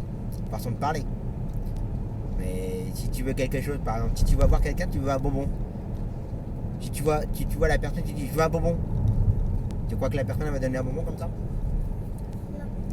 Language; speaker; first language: French; native; French